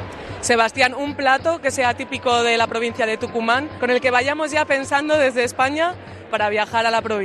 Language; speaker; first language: Spanish; native; Spanish